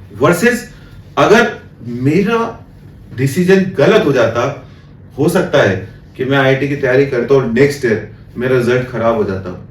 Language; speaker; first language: Hindi; native; Hindi